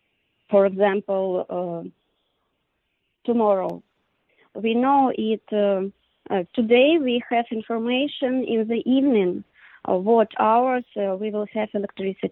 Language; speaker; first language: English; non-native, learner; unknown